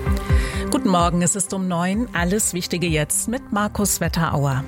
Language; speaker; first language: German; native; German